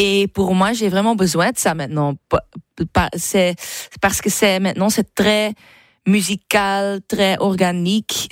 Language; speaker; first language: French; non-native, local second language; Dutch